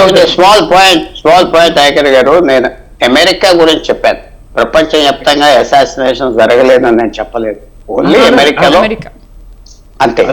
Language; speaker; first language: Telugu; native; Telugu